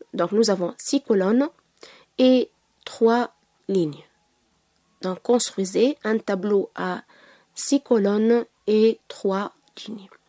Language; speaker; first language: French; non-native, local second language; Arabic